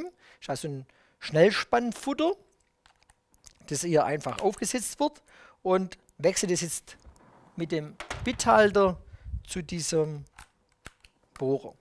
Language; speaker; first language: German; native; German